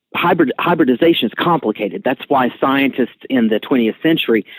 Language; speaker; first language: English; native; English